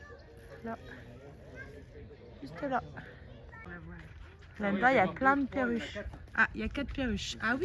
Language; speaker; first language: French; native; French